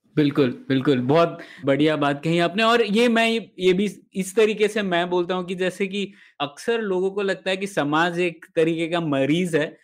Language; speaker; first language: Hindi; native; Hindi